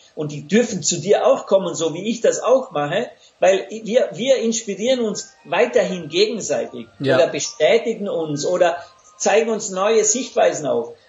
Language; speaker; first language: German; native; German